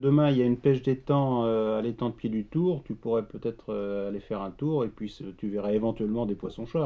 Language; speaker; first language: French; native; French